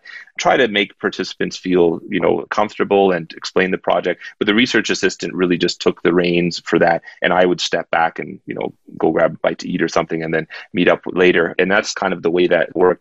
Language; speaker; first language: English; native; English